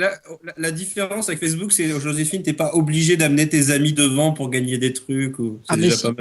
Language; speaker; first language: French; native; French